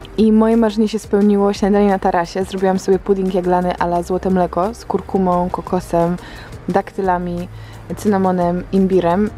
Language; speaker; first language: Polish; native; Polish